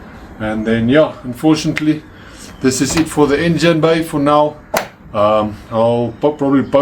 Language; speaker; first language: English; non-native, local second language; Afrikaans